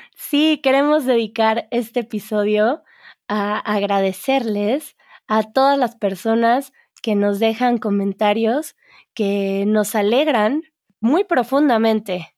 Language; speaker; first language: Spanish; native; Spanish